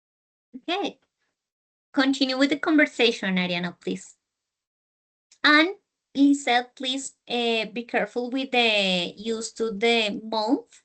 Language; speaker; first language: English; non-native, learner; Spanish